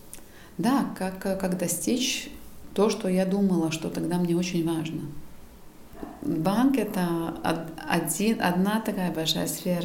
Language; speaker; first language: Russian; non-native, local second language; Latvian